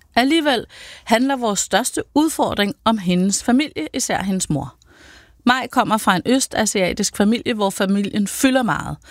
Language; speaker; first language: Danish; native; Danish